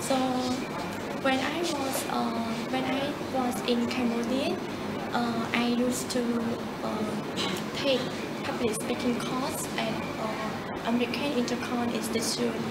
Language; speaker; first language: English; non-native, learner; Khmer